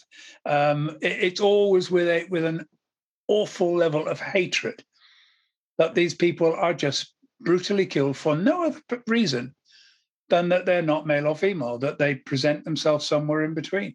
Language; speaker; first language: English; native; English